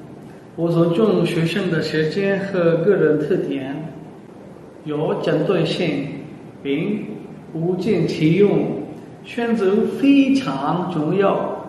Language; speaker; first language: Chinese; non-native, fluent; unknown